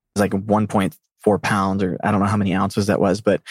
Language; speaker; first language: English; native; English